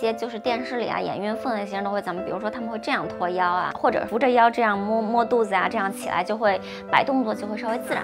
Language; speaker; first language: Chinese; native; Chinese